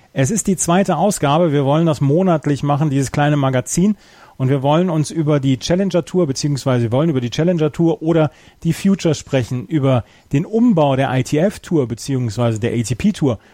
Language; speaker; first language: German; native; German